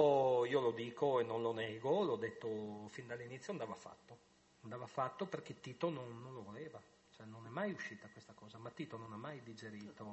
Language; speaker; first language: Italian; native; Italian